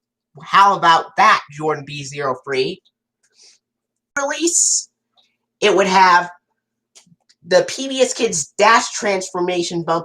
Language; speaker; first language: English; native; English